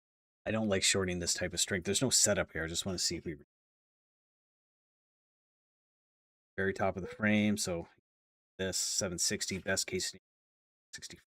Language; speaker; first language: English; native; English